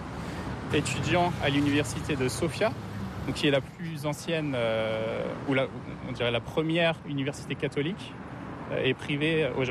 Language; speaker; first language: French; native; French